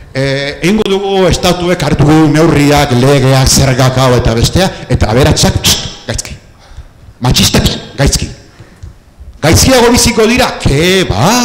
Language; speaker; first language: Basque; non-native, local second language; Spanish